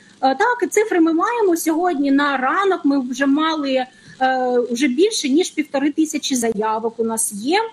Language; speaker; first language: Ukrainian; native; Ukrainian